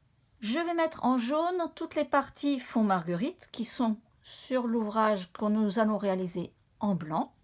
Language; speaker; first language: French; native; French